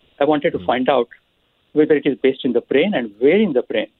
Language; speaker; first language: English; non-native, local second language; Marathi